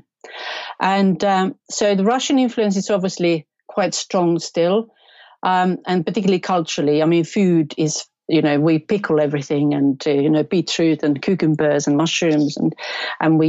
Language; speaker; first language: English; non-native, fluent; Finnish